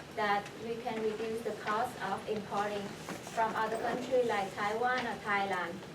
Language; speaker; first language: English; non-native, fluent; Vietnamese